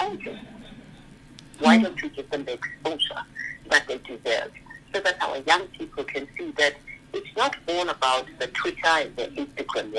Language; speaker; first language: English; non-native, local second language; Zulu